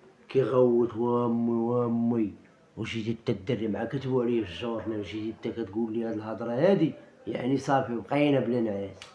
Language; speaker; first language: Arabic; native; Arabic